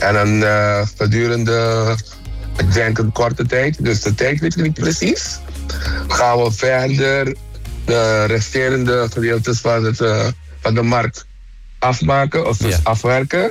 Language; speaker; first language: Dutch; non-native, local second language; Papiamento